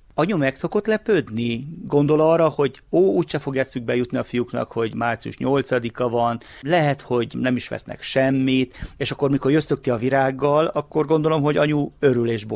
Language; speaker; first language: Hungarian; native; Hungarian